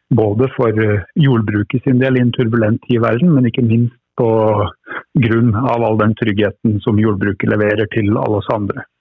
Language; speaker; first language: Norwegian; native; Norwegian